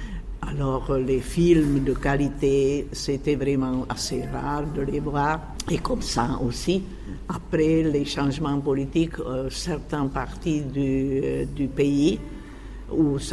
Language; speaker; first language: French; non-native, fluent; Czech